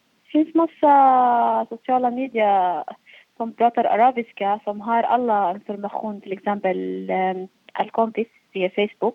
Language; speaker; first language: Swedish; non-native, fluent; Arabic